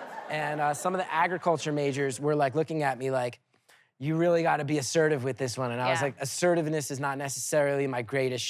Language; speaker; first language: English; native; English